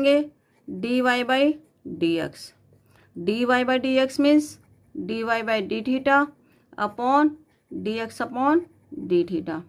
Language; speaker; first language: Hindi; native; Hindi